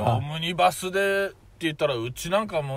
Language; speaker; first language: Japanese; native; Japanese